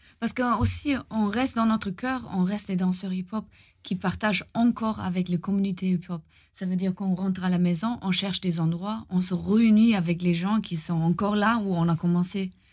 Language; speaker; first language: French; non-native, fluent; German